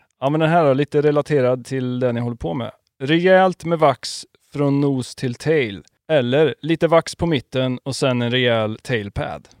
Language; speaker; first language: Swedish; native; Swedish